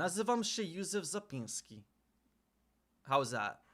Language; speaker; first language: Polish; non-native, learner; English